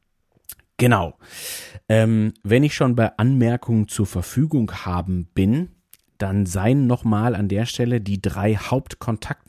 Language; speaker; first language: German; native; German